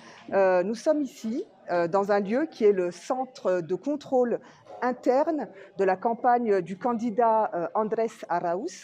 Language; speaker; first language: French; native; French